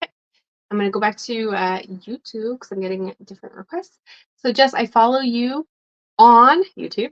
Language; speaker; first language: English; non-native, fluent; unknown